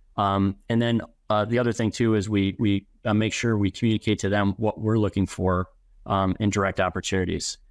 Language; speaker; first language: English; native; English